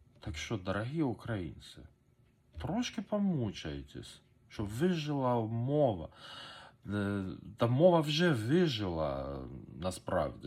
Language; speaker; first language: Ukrainian; non-native, learner; Persian